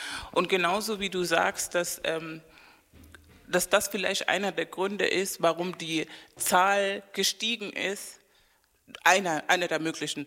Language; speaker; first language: German; non-native, fluent; Spanish